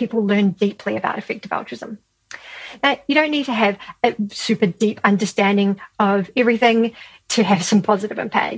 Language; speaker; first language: English; native; English